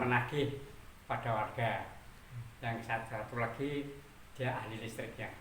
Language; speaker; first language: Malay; non-native, local second language; Javanese